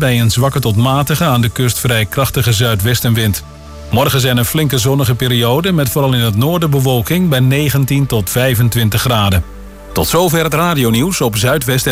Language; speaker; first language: Dutch; native; Dutch